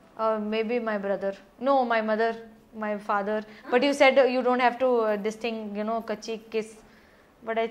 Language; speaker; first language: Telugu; non-native, learner; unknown